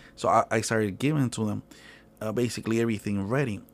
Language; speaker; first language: English; early bilingual, other home language; Spanish